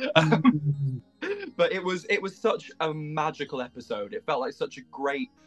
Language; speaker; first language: English; native; English